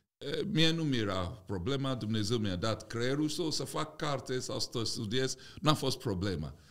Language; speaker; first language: Romanian; non-native, fluent; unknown